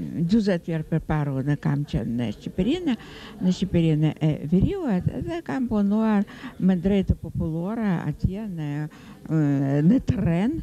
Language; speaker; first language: Albanian; non-native, learner; Russian